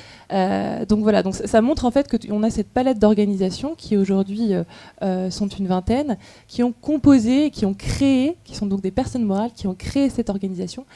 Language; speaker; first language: French; native; French